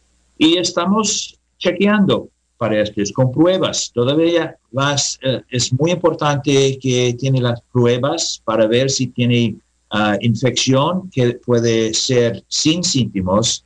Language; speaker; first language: Spanish; non-native, learner; English